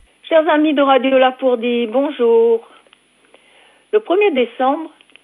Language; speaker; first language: French; native; French